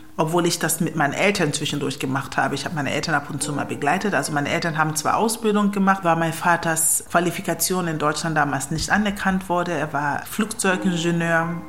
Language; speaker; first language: German; early bilingual, other home language; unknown